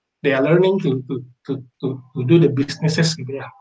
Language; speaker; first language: English; non-native, fluent; Indonesian